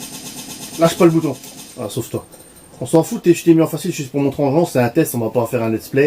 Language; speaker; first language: French; native; French